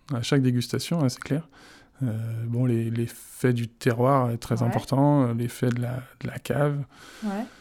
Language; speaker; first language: French; native; French